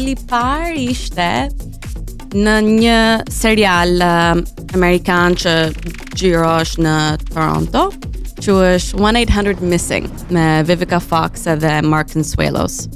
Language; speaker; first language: Albanian; early bilingual, heritage; Albanian